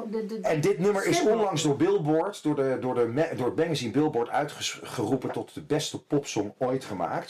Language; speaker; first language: Dutch; native; Dutch